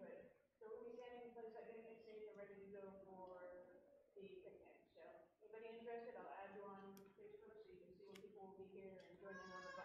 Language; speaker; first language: English; native; English